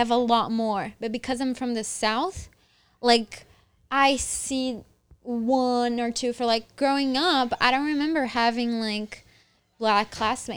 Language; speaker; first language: English; non-native, fluent; Portuguese